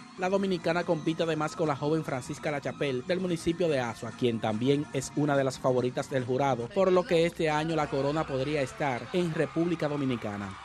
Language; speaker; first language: Spanish; native; Spanish